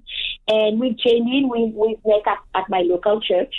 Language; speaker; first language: English; non-native, fluent; French